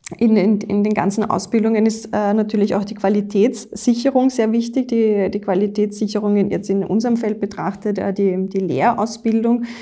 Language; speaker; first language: German; native; German